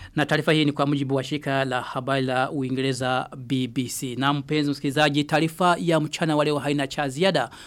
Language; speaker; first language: Swahili; non-native, local second language; Rundi